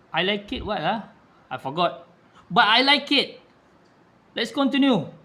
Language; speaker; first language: English; non-native, local second language; Malay